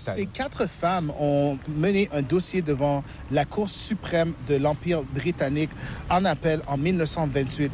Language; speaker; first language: French; native; French